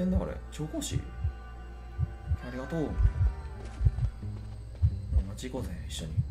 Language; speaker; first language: Japanese; native; Japanese